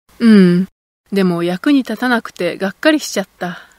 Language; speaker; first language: Japanese; native; Japanese